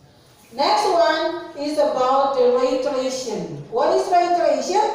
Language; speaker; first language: English; non-native, fluent; Indonesian